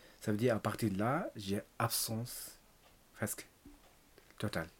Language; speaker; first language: French; non-native, learner; Tibetan